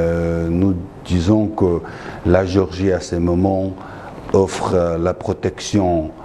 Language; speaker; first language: French; non-native, fluent; Georgian